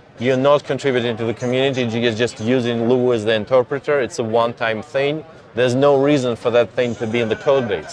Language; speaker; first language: English; non-native, fluent; Russian